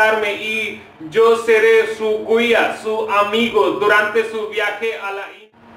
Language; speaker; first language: Spanish; non-native, fluent; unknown